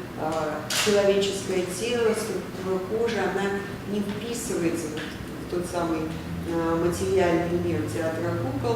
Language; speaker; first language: Russian; native; Russian